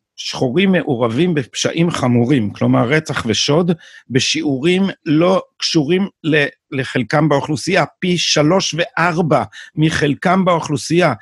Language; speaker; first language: Hebrew; native; Hebrew